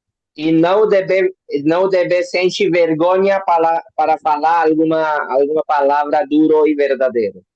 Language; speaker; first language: Portuguese; non-native, learner; Hindi